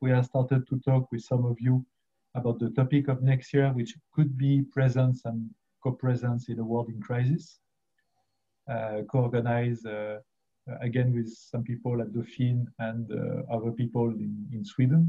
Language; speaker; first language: English; non-native, fluent; French